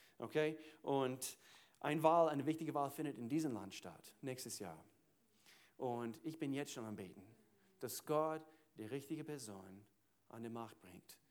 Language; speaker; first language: German; non-native, fluent; English